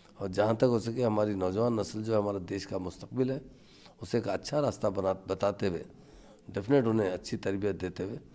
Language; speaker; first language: Urdu; native; Urdu